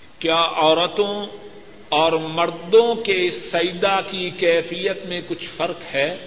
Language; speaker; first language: Urdu; non-native, local second language; Punjabi